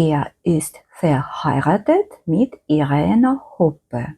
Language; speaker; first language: German; non-native, fluent; Ukrainian